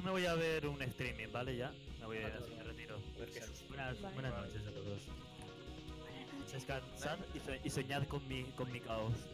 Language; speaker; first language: Spanish; native; Spanish